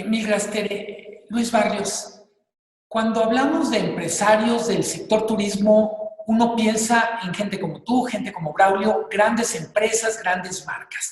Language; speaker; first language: Spanish; native; Spanish